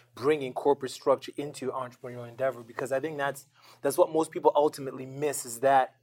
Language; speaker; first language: English; non-native, local second language; Shona